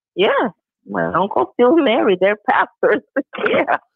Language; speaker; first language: English; non-native, fluent; Spanish